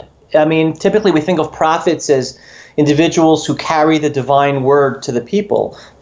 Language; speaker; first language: English; native; English